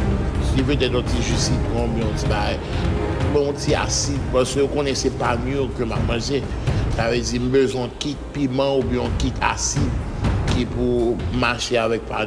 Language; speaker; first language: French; non-native, local second language; Haitian Creole